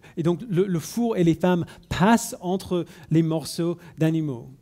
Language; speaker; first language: French; non-native, fluent; English